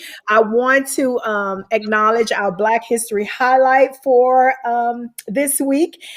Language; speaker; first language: English; native; English